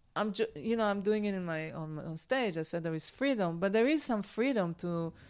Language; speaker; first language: English; non-native, fluent; Hebrew